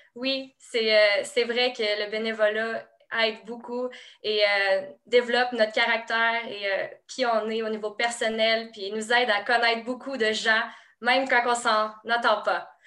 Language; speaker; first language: French; native; French